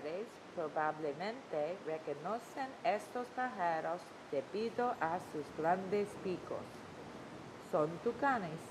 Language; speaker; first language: Spanish; non-native, learner; English